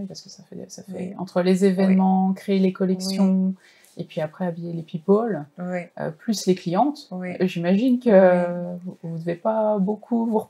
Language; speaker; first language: French; native; French